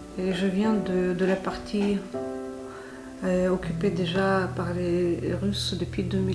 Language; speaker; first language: French; non-native, fluent; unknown